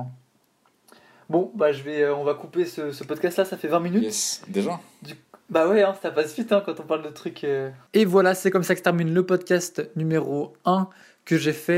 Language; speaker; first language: French; native; French